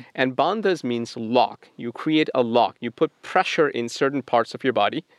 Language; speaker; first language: English; non-native, local second language; Bangla